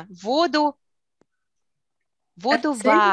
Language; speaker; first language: German; non-native, fluent; Russian